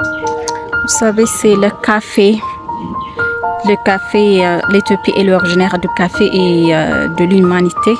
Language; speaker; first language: French; non-native, learner; Amharic